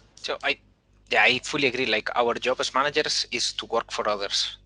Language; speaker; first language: English; non-native, fluent; Spanish